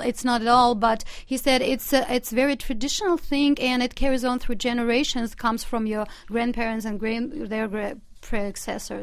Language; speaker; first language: English; non-native, fluent; Russian